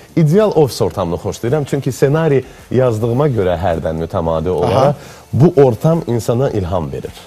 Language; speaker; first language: Azerbaijani; non-native, local second language; Russian